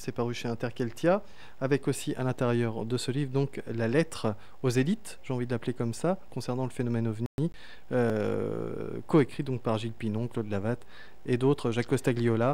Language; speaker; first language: French; native; French